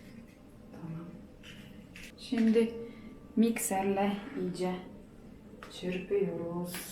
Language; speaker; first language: Turkish; non-native, fluent; Polish